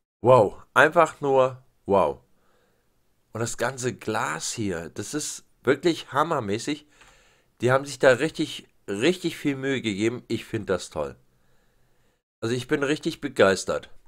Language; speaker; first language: German; native; German